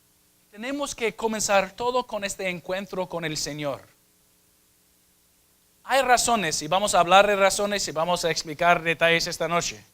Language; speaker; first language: Spanish; non-native, fluent; English